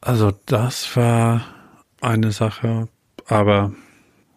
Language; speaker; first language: German; non-native, fluent; English